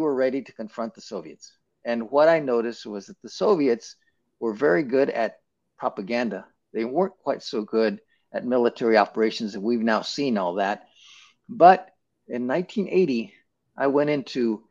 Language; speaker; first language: English; native; English